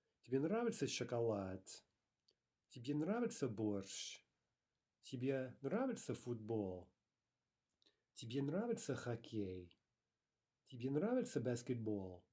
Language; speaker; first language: Russian; non-native, fluent; English